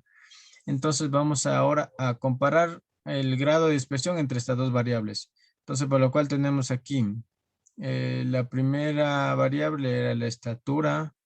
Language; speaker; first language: Spanish; native; Spanish